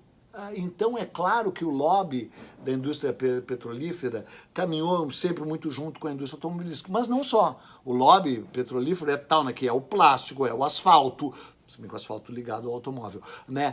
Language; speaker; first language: Portuguese; native; Portuguese